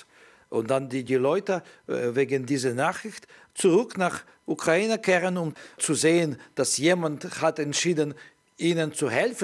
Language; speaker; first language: German; non-native, learner; Ukrainian